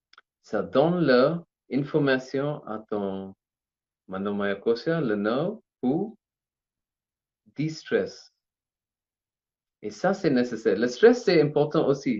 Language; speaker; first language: French; non-native, learner; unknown